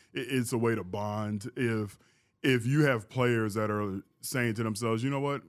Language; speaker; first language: English; early bilingual, other home language; Yoruba